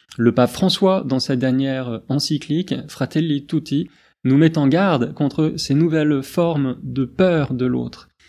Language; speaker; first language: French; native; French